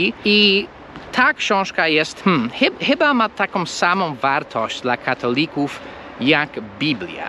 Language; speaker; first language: Polish; non-native, fluent; English